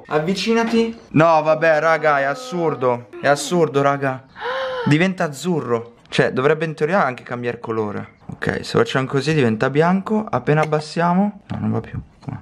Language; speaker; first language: Italian; native; Italian